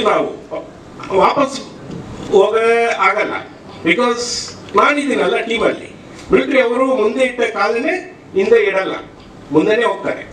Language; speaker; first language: Kannada; non-native, learner; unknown